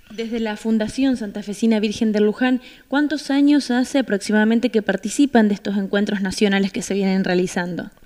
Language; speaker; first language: Spanish; native; Spanish